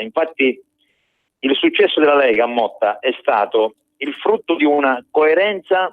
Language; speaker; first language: Italian; native; Italian